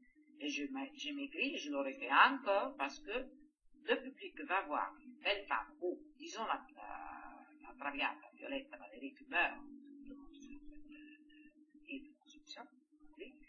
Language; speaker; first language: French; non-native, fluent; Greek